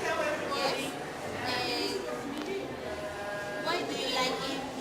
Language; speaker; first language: English; non-native, learner; Spanish